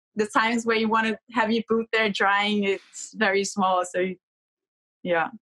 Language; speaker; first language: English; non-native, fluent; Portuguese